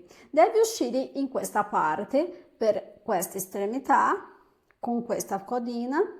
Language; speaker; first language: Italian; non-native, fluent; Portuguese